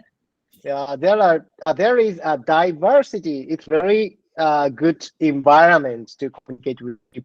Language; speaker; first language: English; non-native, learner; Japanese